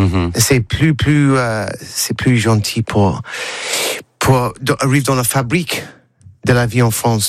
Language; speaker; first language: French; non-native, learner; English